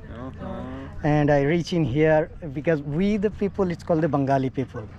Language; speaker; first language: English; non-native, learner; Bangla